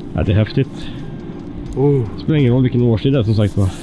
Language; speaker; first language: Swedish; native; Swedish